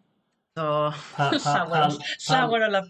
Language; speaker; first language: Welsh; non-native, local second language; English